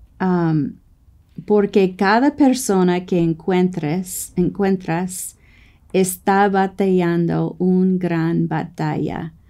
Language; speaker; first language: Spanish; non-native, fluent; English